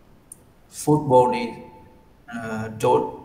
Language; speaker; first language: English; non-native, learner; Vietnamese